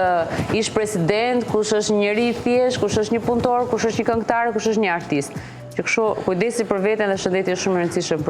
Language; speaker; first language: Albanian; native; Albanian